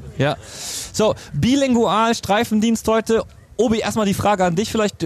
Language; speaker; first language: German; native; German